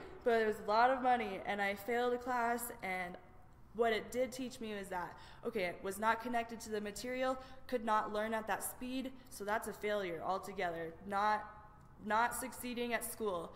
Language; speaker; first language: English; native; English